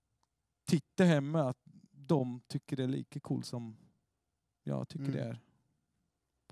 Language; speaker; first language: Swedish; non-native, fluent; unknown